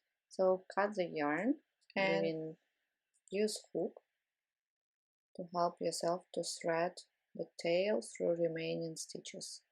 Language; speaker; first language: English; non-native, fluent; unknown